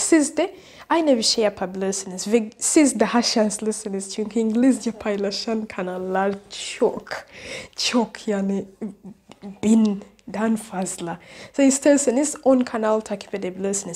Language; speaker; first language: Turkish; non-native, learner; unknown